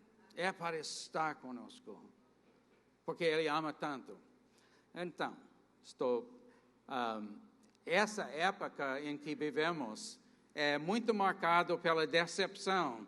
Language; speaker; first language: Portuguese; non-native, fluent; English